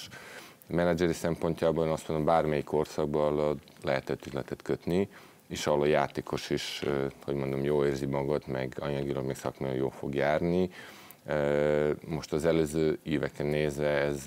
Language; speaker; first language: Hungarian; non-native, fluent; Serbian